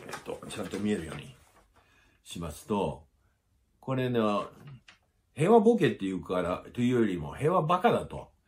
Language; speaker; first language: Japanese; non-native, fluent; English